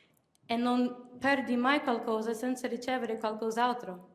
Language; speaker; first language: Italian; non-native, fluent; English